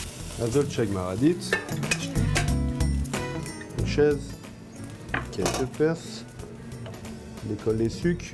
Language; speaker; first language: Hungarian; non-native, learner; French